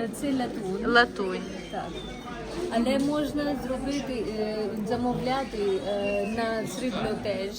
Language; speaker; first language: Ukrainian; non-native, learner; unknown